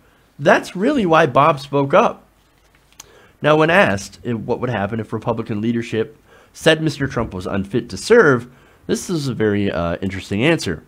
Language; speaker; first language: English; native; English